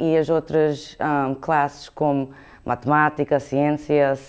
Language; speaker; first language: Portuguese; early bilingual, heritage; Portuguese